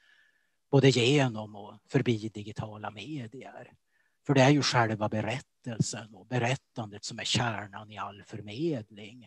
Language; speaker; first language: Swedish; native; Swedish